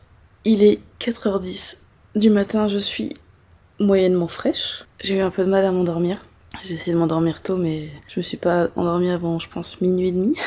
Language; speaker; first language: French; native; French